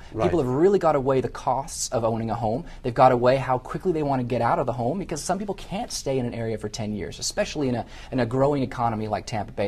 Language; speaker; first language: English; native; English